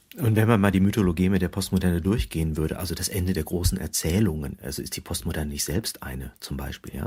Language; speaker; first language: German; native; German